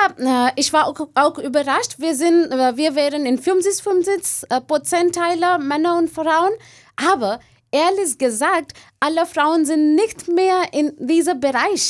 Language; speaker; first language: German; non-native, learner; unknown